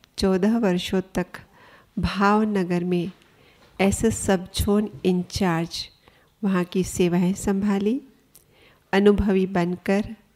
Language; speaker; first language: Hindi; native; Hindi